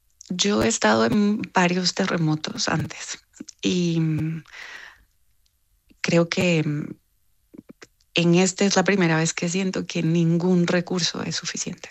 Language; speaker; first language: Spanish; native; Spanish